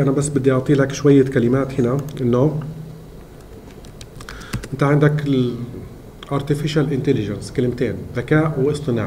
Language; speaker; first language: Arabic; native; Arabic